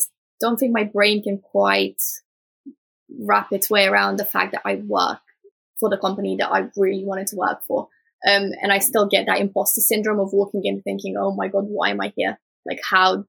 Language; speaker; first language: English; early bilingual, other home language; Romanian